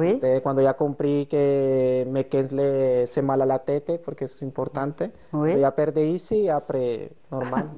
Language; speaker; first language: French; non-native, learner; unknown